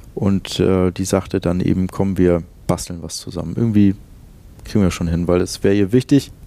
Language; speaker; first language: German; native; German